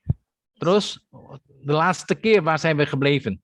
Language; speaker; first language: Dutch; non-native, fluent; Indonesian